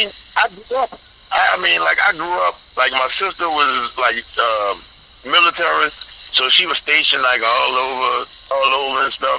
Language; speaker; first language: English; native; English